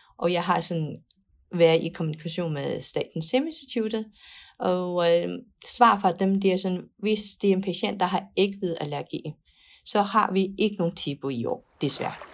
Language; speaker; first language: Danish; non-native, fluent; Chinese